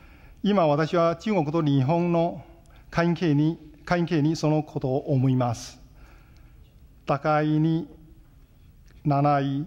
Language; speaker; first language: Japanese; non-native, fluent; Chinese